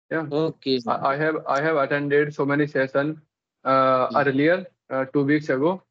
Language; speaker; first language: English; non-native, local second language; Hindi